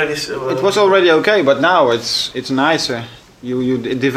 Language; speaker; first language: English; non-native, fluent; Dutch